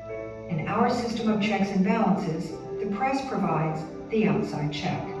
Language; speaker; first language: English; native; English